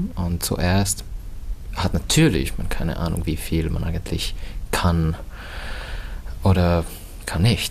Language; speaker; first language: German; non-native, fluent; Finnish